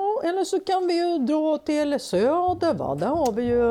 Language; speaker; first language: Swedish; native; Swedish